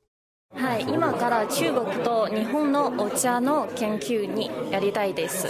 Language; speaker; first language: Japanese; non-native, learner; Chinese